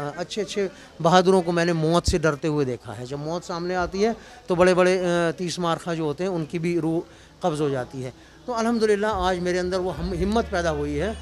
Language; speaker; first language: Urdu; non-native, local second language; Kashmiri